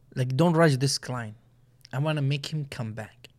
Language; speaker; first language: English; non-native, learner; Arabic